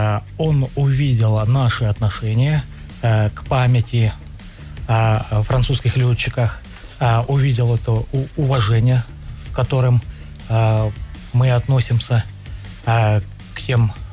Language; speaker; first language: Russian; native; Russian